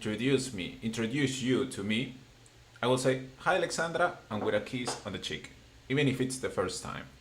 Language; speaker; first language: English; non-native, fluent; Spanish